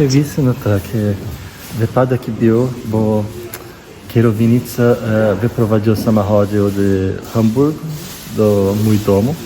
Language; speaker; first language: Polish; non-native, learner; Portuguese